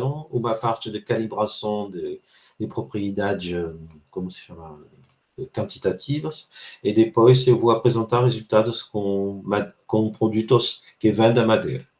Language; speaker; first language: Portuguese; non-native, fluent; French